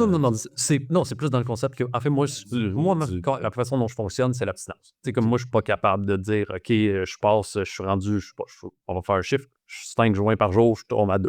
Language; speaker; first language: French; native; French